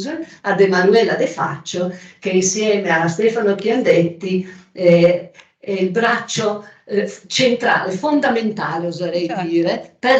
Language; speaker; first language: Italian; native; Italian